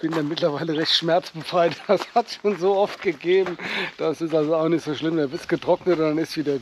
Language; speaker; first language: German; native; German